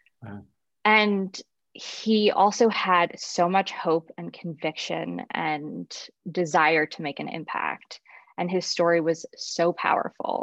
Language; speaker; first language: English; native; English